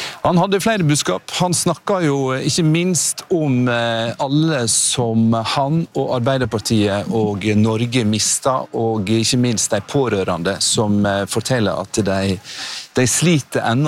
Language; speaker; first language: Norwegian; native; Norwegian